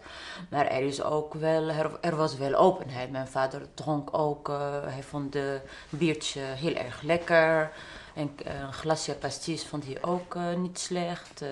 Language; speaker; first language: Dutch; non-native, fluent; Arabic